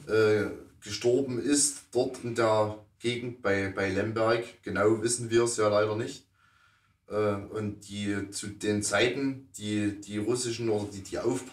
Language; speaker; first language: German; native; German